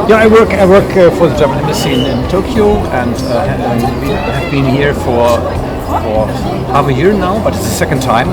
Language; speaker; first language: English; non-native, fluent; German